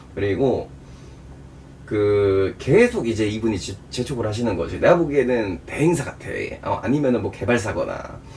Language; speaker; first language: Korean; native; Korean